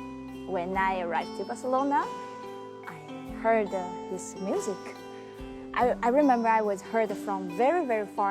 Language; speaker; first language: English; non-native, learner; Chinese